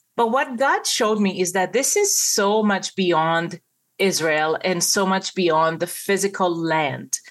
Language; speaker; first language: English; non-native, fluent; Hebrew